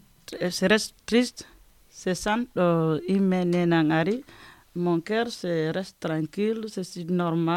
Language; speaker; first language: French; non-native, learner; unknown